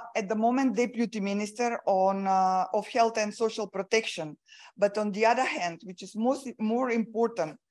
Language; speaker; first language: English; non-native, fluent; Macedonian